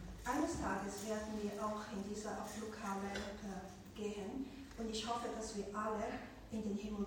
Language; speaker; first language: German; non-native, fluent; Chinese